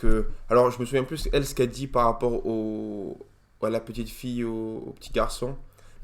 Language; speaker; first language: French; native; French